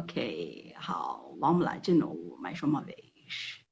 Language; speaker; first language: Portuguese; non-native, fluent; Chinese